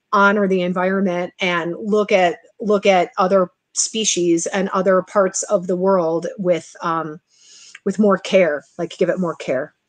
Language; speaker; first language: English; native; English